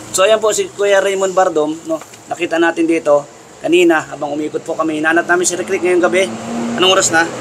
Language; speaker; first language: Filipino; native; Filipino